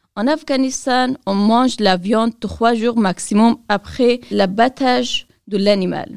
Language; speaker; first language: French; non-native, learner; Persian